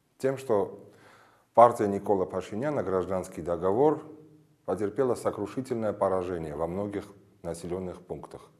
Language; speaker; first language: Russian; non-native, local second language; Armenian